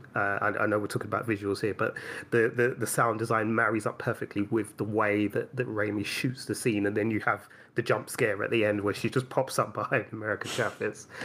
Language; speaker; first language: English; native; English